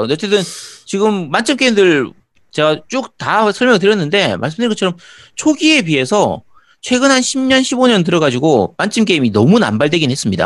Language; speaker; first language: Korean; native; Korean